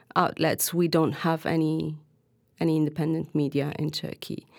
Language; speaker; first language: English; non-native, fluent; Turkish